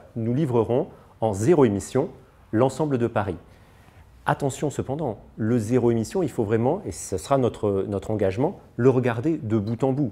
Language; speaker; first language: French; native; French